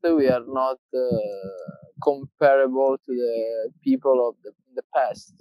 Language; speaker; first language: English; non-native, fluent; Italian